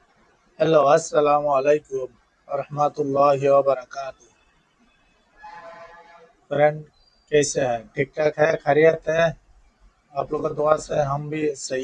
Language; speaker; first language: Hindi; non-native, learner; Bangla